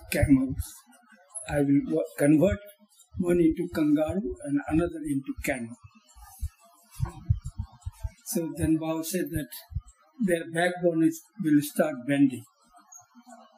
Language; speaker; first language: English; non-native, local second language; Hindi